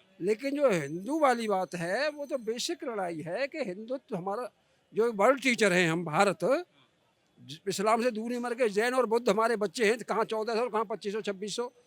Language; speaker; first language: Hindi; native; Hindi